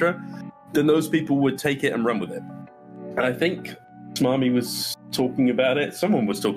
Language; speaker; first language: English; native; English